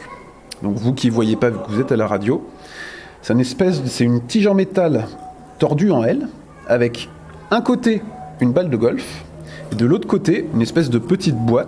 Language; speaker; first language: French; native; French